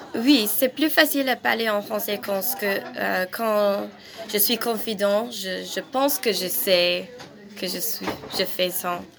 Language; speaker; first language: French; non-native, learner; English